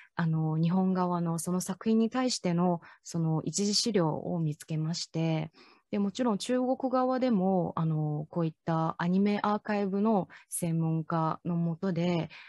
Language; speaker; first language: Japanese; non-native, fluent; Chinese